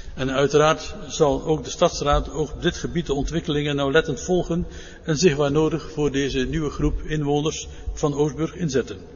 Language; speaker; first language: Dutch; native; Dutch